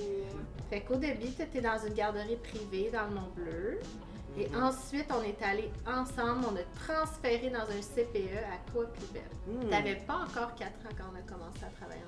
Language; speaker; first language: French; native; French